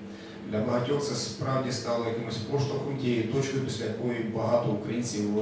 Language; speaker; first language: Ukrainian; native; Ukrainian